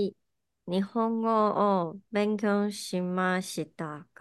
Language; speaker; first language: Japanese; non-native, learner; Chinese